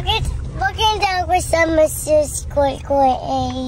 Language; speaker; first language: Filipino; early bilingual, heritage; Filipino